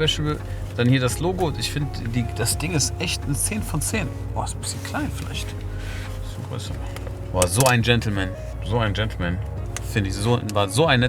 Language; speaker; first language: German; native; German